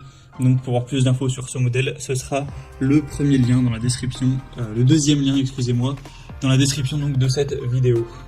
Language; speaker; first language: French; native; French